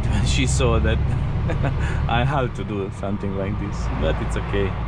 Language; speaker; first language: English; non-native, learner; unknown